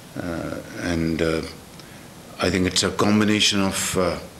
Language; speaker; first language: English; non-native, local second language; Punjabi